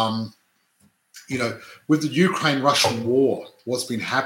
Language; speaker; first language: English; native; English